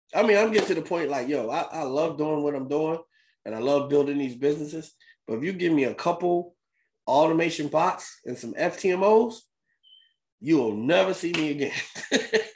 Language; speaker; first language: English; native; English